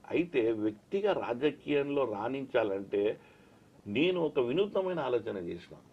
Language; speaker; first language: Telugu; native; Telugu